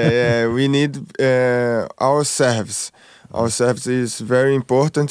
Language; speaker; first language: English; non-native, learner; Portuguese